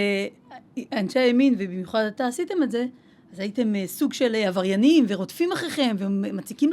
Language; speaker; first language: Hebrew; native; Hebrew